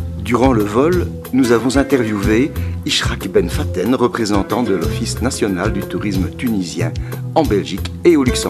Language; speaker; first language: French; native; French